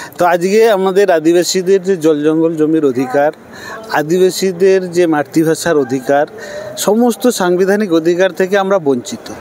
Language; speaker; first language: Bangla; non-native, local second language; Santali